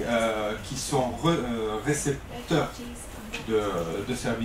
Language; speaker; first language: French; native; French